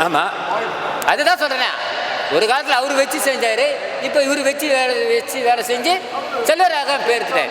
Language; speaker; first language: Tamil; native; Tamil